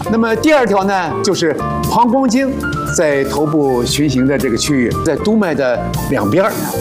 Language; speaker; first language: Chinese; native; Chinese